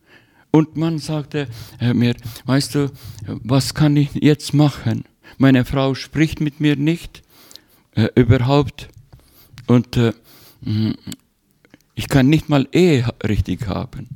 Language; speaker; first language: German; non-native, learner; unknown